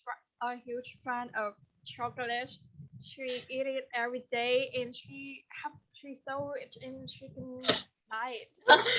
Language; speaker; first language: English; non-native, learner; Vietnamese